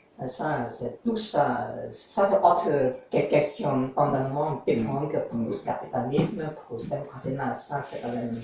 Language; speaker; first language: French; non-native, learner; English